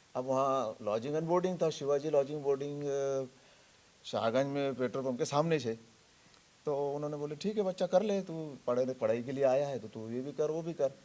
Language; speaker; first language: Hindi; non-native, local second language; Marathi